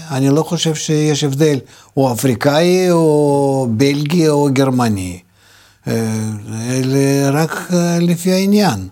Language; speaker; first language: Hebrew; non-native, fluent; Russian